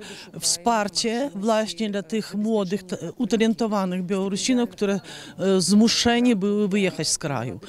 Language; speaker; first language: Polish; non-native, fluent; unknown